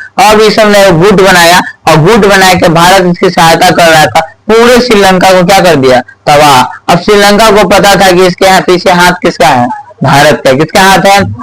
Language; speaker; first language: Hindi; native; Hindi